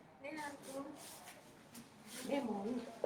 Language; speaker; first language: Japanese; native; Japanese